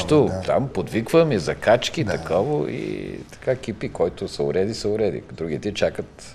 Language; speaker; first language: Bulgarian; native; Bulgarian